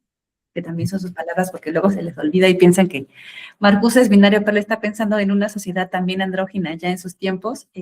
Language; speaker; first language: Spanish; native; Spanish